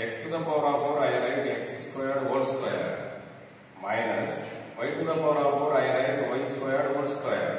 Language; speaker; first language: English; non-native, local second language; Tamil